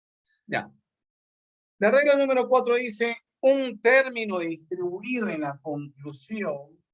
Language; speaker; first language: Spanish; native; Spanish